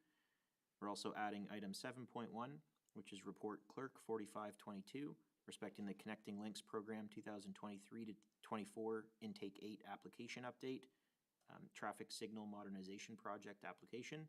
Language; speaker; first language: English; native; English